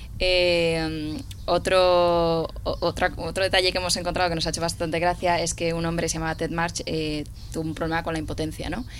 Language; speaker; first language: Spanish; native; Spanish